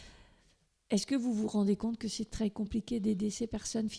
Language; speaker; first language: French; native; French